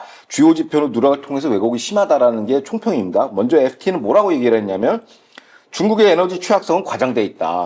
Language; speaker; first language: Korean; native; Korean